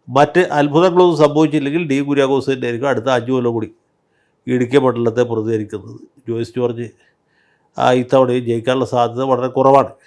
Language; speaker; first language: Malayalam; native; Malayalam